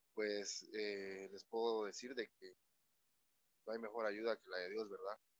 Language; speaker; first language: Spanish; native; Spanish